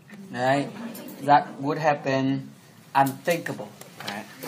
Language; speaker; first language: English; non-native, fluent; Vietnamese